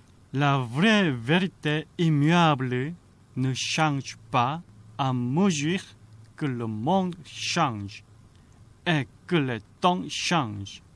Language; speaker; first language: French; non-native, fluent; Korean